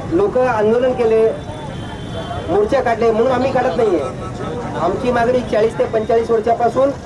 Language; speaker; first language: Marathi; non-native, local second language; Lambadi